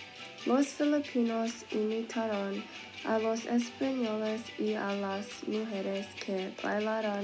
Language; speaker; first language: Spanish; non-native, learner; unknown